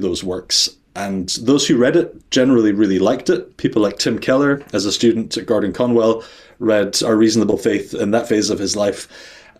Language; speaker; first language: English; native; English